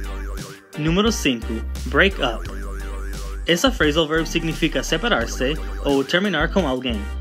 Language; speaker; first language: Portuguese; non-native, fluent; English